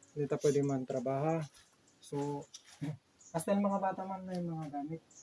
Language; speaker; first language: Filipino; native; Filipino